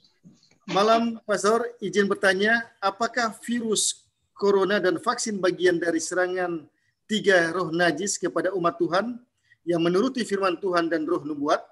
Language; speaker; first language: Indonesian; native; Indonesian